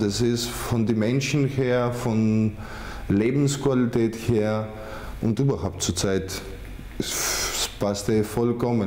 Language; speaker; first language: German; non-native, fluent; Greek